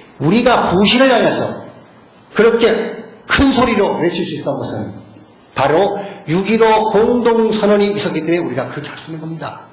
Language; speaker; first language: Korean; native; Korean